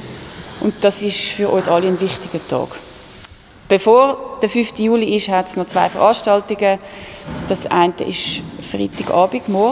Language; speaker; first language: German; native; German